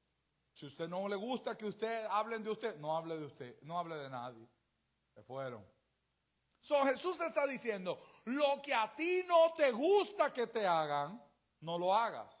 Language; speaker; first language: Spanish; native; Spanish